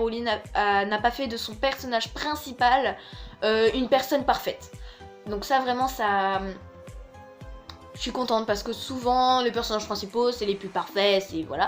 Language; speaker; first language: French; native; French